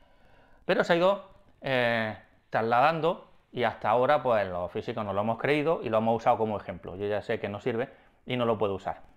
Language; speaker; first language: Spanish; native; Spanish